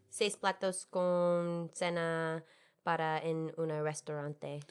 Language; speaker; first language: Spanish; non-native, learner; English